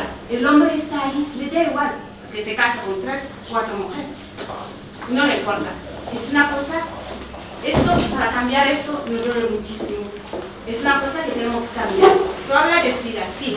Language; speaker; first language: Spanish; non-native, learner; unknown